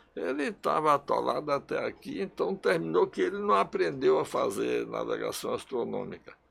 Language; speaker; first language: Portuguese; early bilingual, other home language; Russian